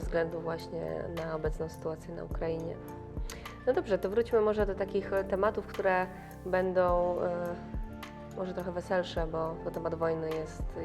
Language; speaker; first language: Polish; native; Polish